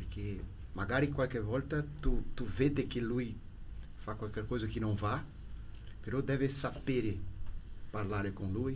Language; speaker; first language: Italian; non-native, learner; Portuguese